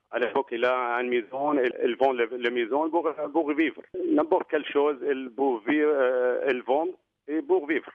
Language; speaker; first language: French; non-native, fluent; Arabic